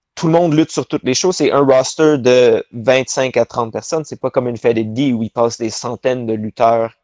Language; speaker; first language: French; native; French